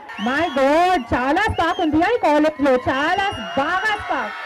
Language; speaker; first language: Telugu; non-native, learner; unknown